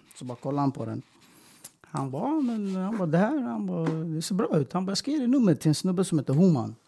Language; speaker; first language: Swedish; early bilingual, other home language; Persian